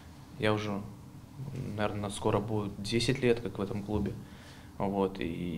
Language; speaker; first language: Russian; native; Russian